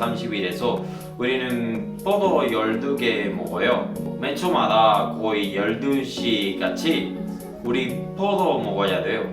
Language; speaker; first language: Korean; non-native, learner; Spanish